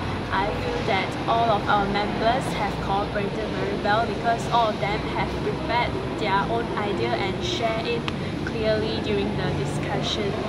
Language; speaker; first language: English; non-native, local second language; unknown